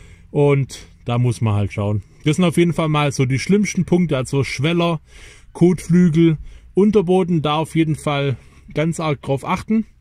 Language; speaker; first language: German; native; German